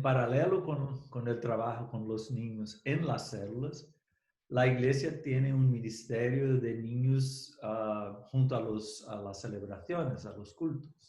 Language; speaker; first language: Spanish; non-native, fluent; Portuguese